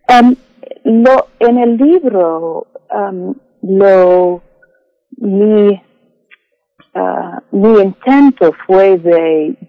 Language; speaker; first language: Spanish; non-native, fluent; English